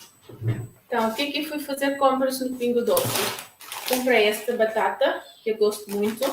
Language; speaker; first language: Portuguese; non-native, local second language; Tetum